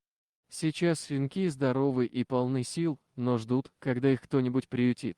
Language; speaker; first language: Russian; native; Russian